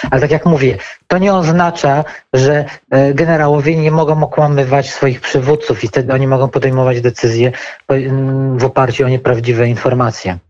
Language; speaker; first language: Polish; native; Polish